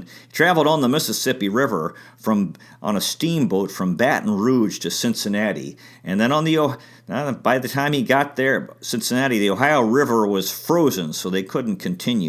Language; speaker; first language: English; native; English